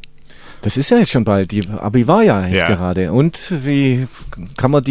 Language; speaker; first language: German; native; German